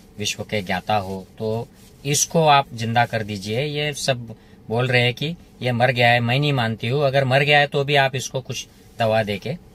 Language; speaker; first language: Hindi; non-native, local second language; Marathi